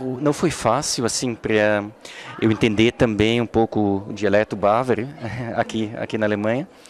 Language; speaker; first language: Portuguese; early bilingual, other home language; German